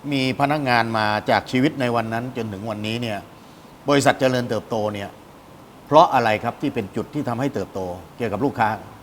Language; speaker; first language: Thai; native; Thai